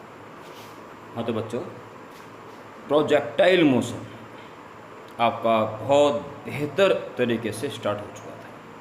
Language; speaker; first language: Hindi; native; Hindi